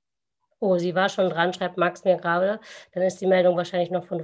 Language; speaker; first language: German; native; German